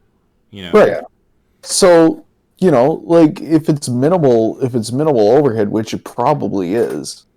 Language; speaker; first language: English; native; English